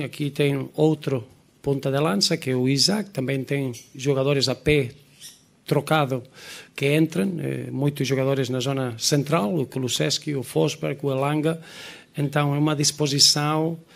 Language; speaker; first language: Portuguese; non-native, fluent; Spanish